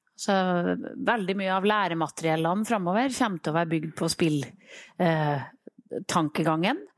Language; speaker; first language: Norwegian; native; Norwegian